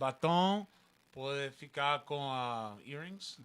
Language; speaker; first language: Portuguese; non-native, learner; Spanish